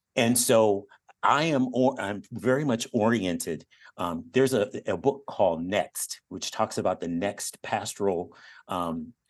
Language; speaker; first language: English; native; English